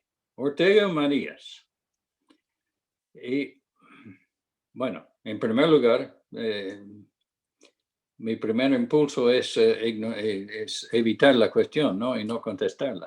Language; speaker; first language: Spanish; non-native, fluent; English